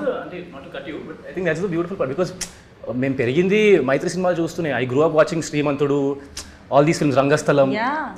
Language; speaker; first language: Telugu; native; Telugu